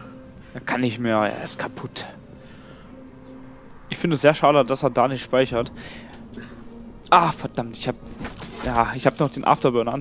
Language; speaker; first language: German; native; German